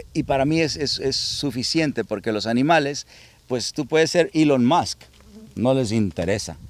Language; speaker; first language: Spanish; native; Spanish